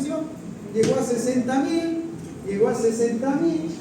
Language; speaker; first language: Spanish; native; Spanish